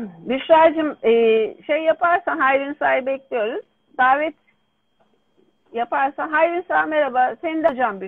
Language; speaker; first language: Turkish; native; Turkish